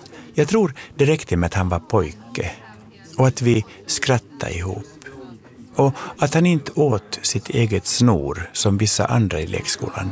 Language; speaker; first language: Swedish; native; Swedish